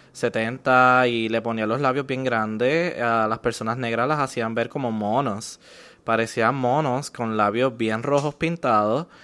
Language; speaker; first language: Spanish; native; Spanish